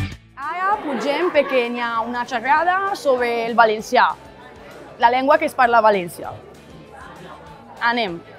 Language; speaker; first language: Catalan; non-native, fluent; Italian